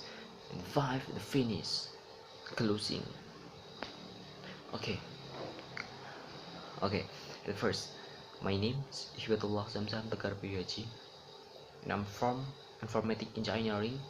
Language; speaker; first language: English; non-native, learner; Indonesian